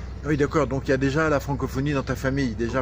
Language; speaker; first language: French; native; French